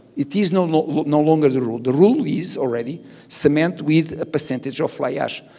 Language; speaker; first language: English; non-native, fluent; Portuguese